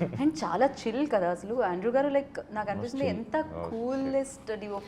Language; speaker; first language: Telugu; native; Telugu